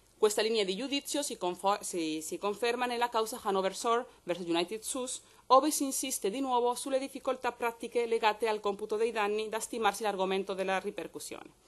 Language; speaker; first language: Italian; non-native, fluent; Spanish